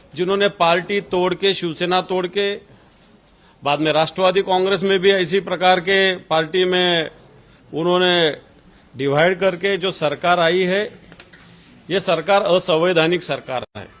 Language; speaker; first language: Hindi; non-native, local second language; Marathi